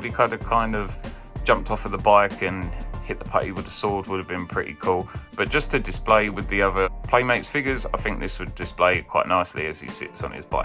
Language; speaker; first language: English; native; English